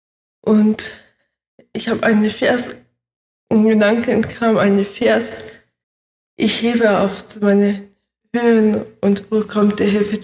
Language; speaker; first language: German; early bilingual, other home language; Russian